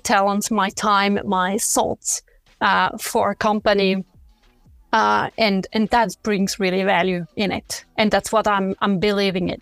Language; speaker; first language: English; non-native, fluent; French